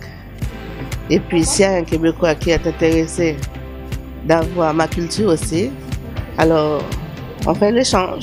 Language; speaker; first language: French; non-native, local second language; Haitian Creole